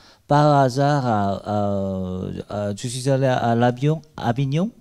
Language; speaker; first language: French; non-native, learner; Korean